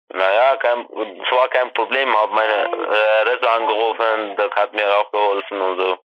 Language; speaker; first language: German; non-native, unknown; Persian